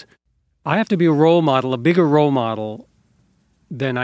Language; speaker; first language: English; native; English